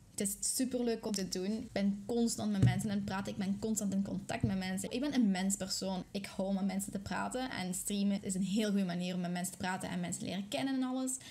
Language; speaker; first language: Dutch; non-native, fluent; Spanish